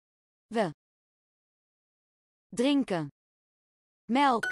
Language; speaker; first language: Dutch; non-native, learner; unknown